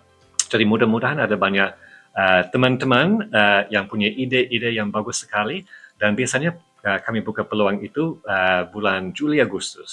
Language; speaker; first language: Indonesian; non-native, fluent; English